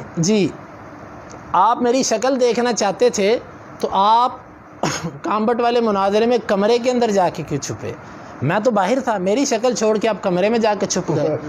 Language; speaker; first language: Urdu; non-native, local second language; Punjabi